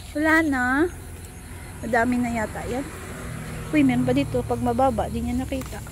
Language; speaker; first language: Filipino; non-native, local second language; Hiligaynon